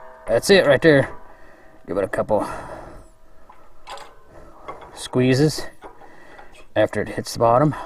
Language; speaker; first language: English; native; English